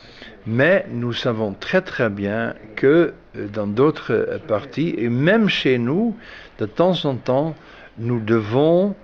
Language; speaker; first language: French; non-native, fluent; Dutch